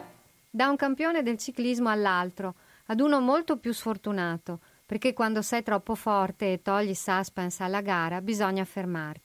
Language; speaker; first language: Italian; native; Italian